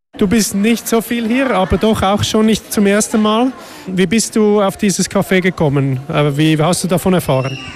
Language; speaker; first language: German; native; German